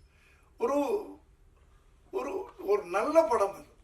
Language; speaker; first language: Tamil; native; Tamil